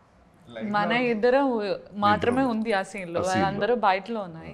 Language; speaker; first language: Telugu; non-native, learner; Malayalam